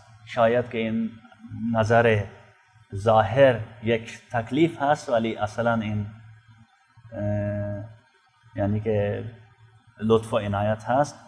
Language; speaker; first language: Persian; non-native, fluent; Urdu